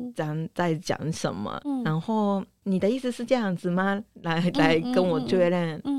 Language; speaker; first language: Chinese; non-native, fluent; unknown